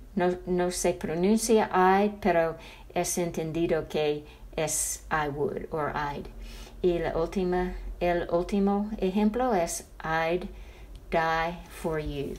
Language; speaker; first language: Spanish; non-native, fluent; English